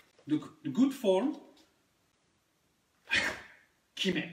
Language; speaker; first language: English; non-native, learner; French